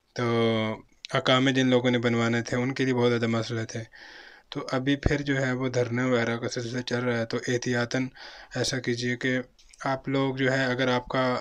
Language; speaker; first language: Urdu; non-native, local second language; Punjabi